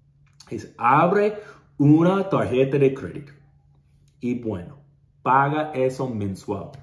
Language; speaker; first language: Spanish; non-native, learner; English